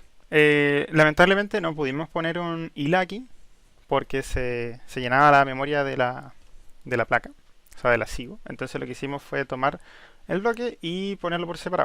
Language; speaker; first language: Spanish; native; Spanish